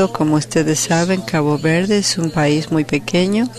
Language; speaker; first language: Spanish; non-native, fluent; Portuguese